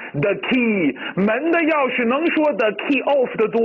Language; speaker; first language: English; non-native, fluent; Chinese